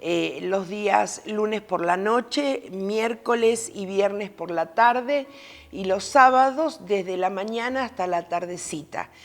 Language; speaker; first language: Spanish; native; Spanish